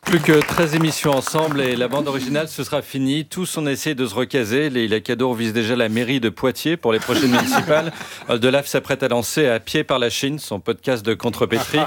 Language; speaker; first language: French; native; French